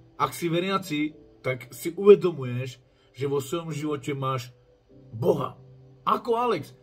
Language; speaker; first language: Slovak; non-native, local second language; Romany